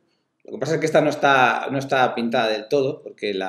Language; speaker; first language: Spanish; native; Spanish